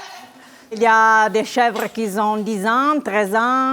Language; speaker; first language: French; non-native, local second language; Italian